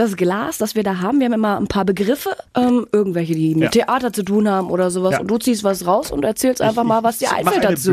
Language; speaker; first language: German; native; German